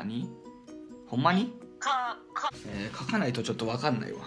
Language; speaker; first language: Japanese; native; Japanese